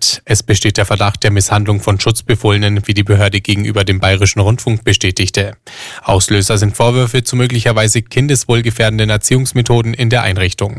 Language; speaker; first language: German; native; German